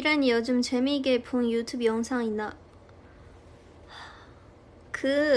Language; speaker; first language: Korean; non-native, fluent; Chinese